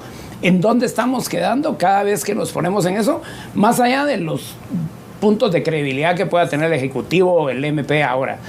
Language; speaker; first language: Spanish; native; Spanish